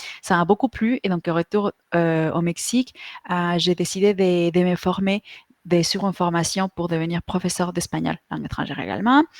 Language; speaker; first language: French; non-native, fluent; Spanish